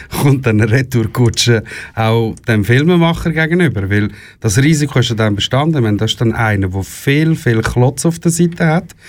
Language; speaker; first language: German; native; German